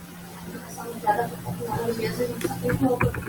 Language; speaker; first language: Portuguese; native; Portuguese